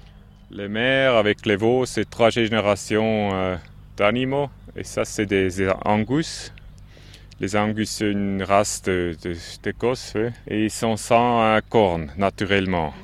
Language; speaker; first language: French; non-native, local second language; German